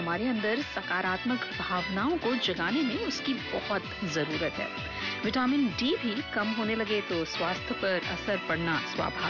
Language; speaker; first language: Hindi; native; Hindi